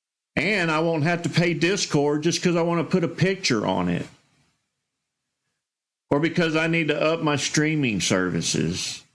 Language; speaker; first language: English; native; English